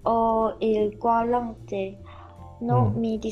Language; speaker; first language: Italian; non-native, learner; Chinese